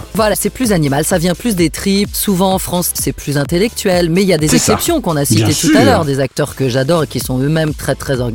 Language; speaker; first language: French; native; French